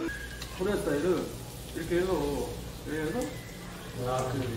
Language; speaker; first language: Korean; non-native, learner; Turkish